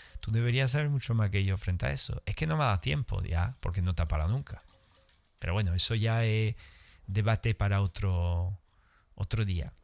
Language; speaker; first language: Spanish; non-native, fluent; French